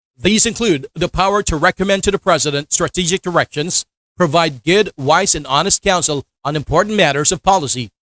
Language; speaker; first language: English; non-native, local second language; Filipino